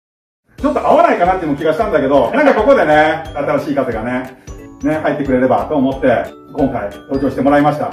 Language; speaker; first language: Japanese; native; Japanese